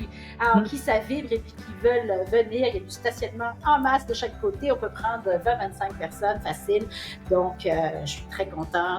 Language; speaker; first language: French; native; French